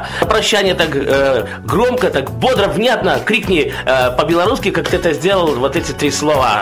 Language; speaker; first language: Russian; native; Russian